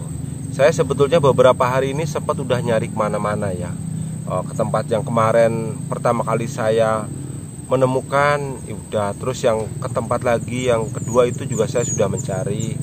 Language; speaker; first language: Indonesian; native; Indonesian